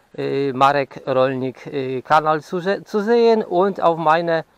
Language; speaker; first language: German; non-native, learner; Polish